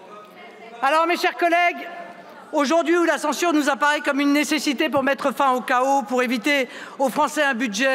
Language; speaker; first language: French; native; French